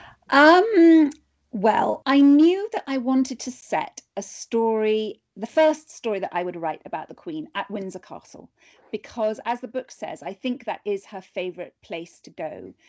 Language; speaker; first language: English; native; English